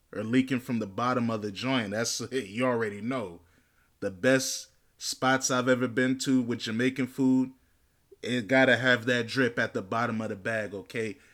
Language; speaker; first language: English; native; English